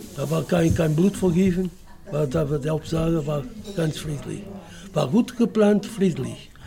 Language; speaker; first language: German; non-native, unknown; Portuguese